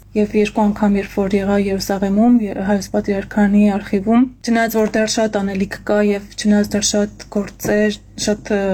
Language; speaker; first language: Armenian; native; Armenian